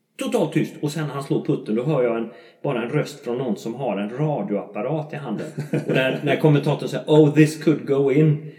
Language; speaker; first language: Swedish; native; Swedish